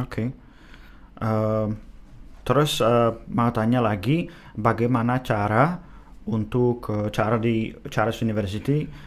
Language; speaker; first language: Indonesian; non-native, fluent; Czech